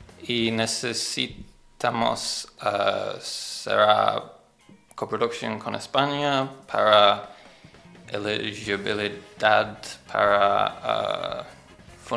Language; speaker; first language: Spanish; non-native, learner; English